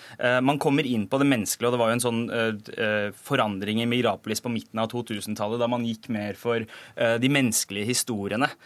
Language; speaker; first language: Norwegian; early bilingual, other home language; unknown